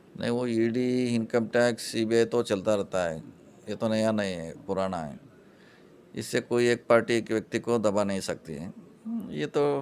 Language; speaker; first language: Hindi; non-native, local second language; Kannada